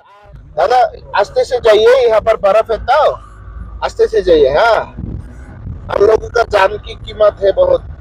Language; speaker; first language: Hindi; non-native, learner; Bangla